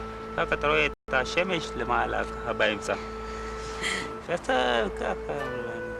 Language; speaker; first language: Hebrew; non-native, learner; Amharic